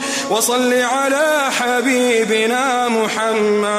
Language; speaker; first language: Arabic; native; Arabic